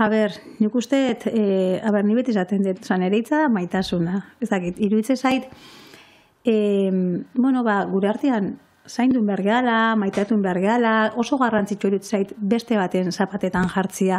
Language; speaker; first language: Basque; native; Basque